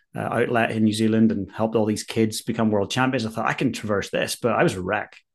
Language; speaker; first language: English; native; English